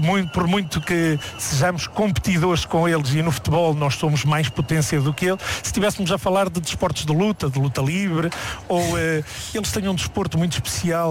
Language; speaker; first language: Portuguese; native; Portuguese